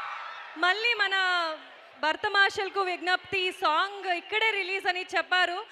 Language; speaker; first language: Telugu; non-native, local second language; Kannada